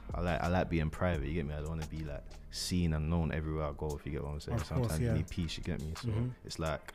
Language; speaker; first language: English; native; English